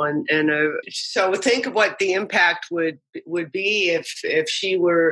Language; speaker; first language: English; native; English